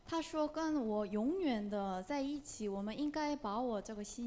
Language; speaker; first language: Chinese; non-native, learner; Korean